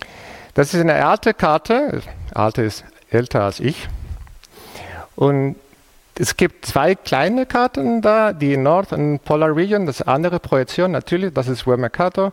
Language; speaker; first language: German; non-native, fluent; Spanish